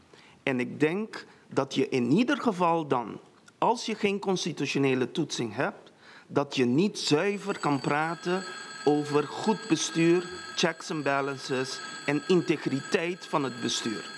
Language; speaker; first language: Dutch; non-native, local second language; Papiamento